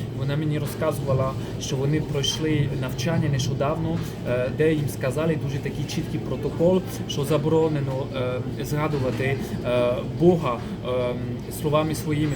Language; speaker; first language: Ukrainian; non-native, fluent; French